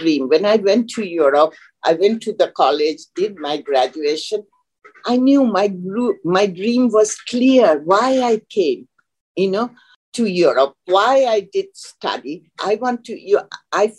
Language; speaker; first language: English; non-native, local second language; Bangla